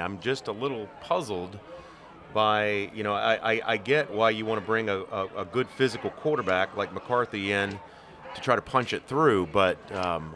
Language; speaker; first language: English; native; English